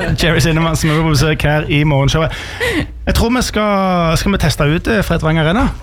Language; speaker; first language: Norwegian; native; Norwegian